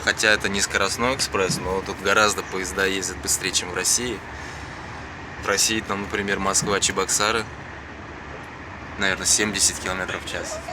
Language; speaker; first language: Russian; native; Russian